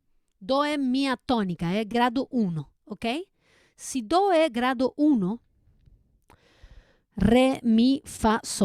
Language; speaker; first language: Portuguese; non-native, learner; Spanish